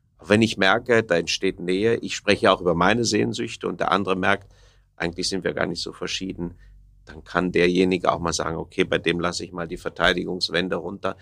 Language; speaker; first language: German; native; German